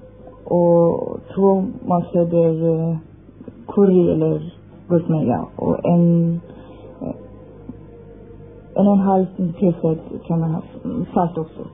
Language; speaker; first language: Swedish; non-native, fluent; Persian